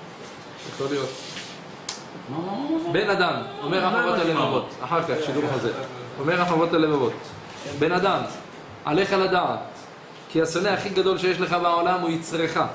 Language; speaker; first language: Hebrew; native; Hebrew